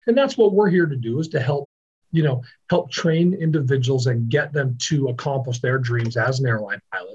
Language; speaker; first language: English; native; English